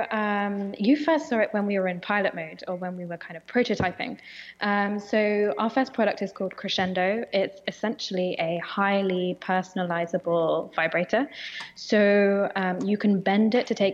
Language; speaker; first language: English; native; English